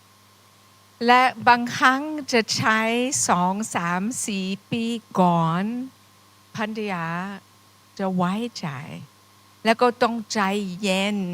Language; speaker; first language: Thai; non-native, fluent; English